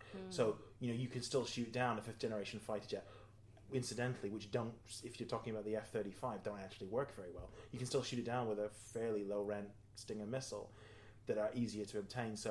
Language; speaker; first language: English; native; English